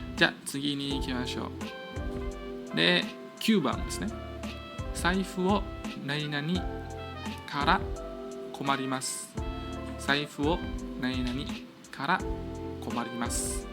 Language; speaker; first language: Japanese; non-native, fluent; Indonesian